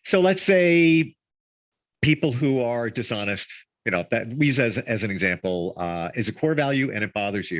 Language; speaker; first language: English; native; English